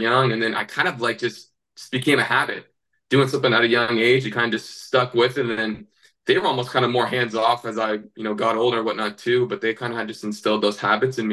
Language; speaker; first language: English; native; English